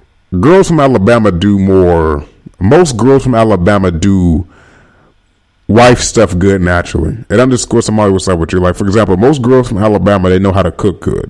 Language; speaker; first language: English; native; English